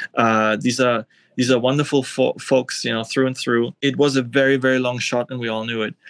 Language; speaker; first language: English; non-native, fluent; German